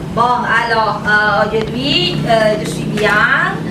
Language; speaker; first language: French; non-native, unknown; Indonesian